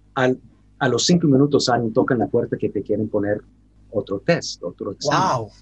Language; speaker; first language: Spanish; early bilingual, heritage; Spanish